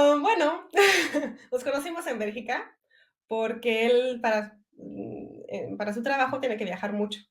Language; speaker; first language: Spanish; early bilingual, heritage; French